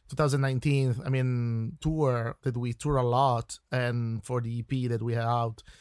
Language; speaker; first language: English; non-native, fluent; Italian